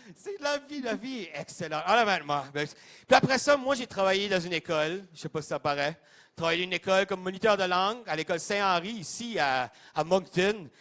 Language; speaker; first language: French; non-native, local second language; English